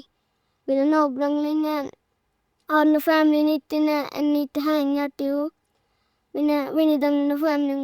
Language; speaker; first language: Malayalam; early bilingual, heritage; Malayalam